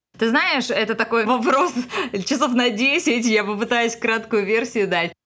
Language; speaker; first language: Russian; native; Russian